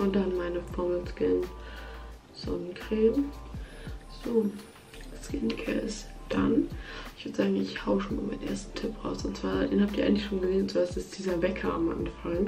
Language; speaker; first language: German; native; German